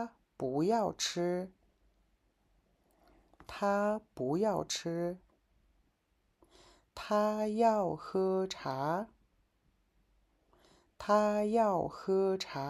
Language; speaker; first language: Chinese; non-native, fluent; Mongolian